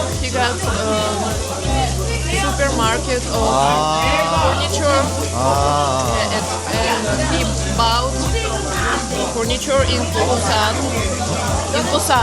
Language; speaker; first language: English; non-native, learner; Russian